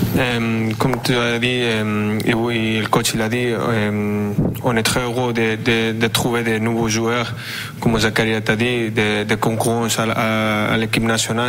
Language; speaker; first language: French; non-native, fluent; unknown